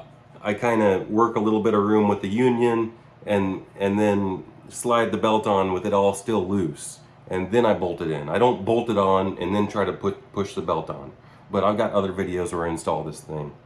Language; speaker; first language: English; native; English